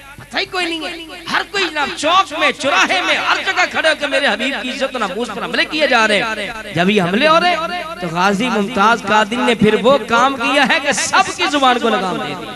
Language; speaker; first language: Urdu; non-native, local second language; Punjabi